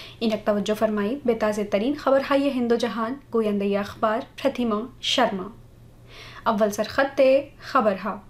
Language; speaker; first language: Persian; non-native, fluent; Hindi